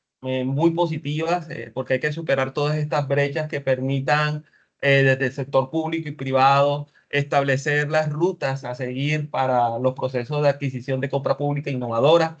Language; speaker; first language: Spanish; native; Spanish